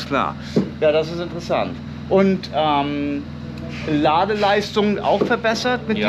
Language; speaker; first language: German; native; German